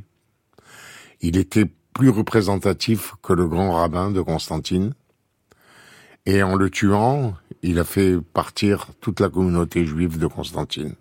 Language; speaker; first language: French; native; French